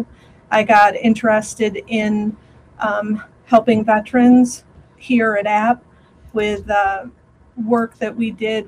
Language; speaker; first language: English; native; English